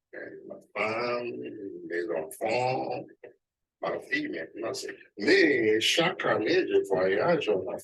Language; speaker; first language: French; non-native, learner; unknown